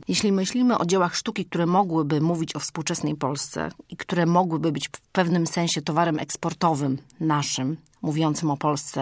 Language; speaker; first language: Polish; native; Polish